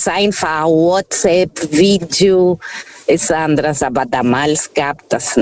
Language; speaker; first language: German; non-native, fluent; Portuguese